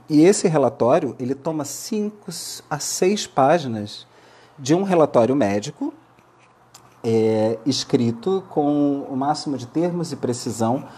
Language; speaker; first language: Portuguese; native; Portuguese